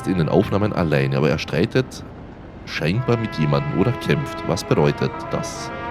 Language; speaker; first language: German; native; German